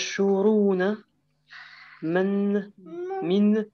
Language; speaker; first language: Arabic; non-native, learner; French